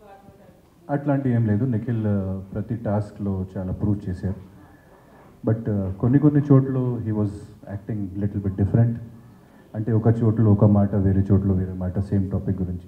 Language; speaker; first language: Telugu; non-native, fluent; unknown